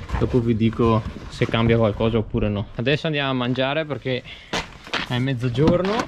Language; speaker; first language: Italian; native; Italian